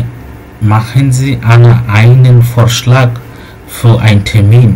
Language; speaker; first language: German; non-native, fluent; Bangla